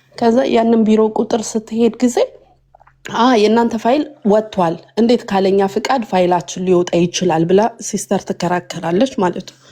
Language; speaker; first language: Amharic; native; Amharic